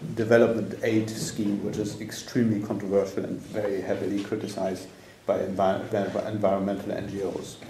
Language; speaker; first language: English; non-native, fluent; German